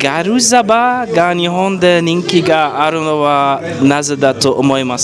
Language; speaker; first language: Japanese; non-native, learner; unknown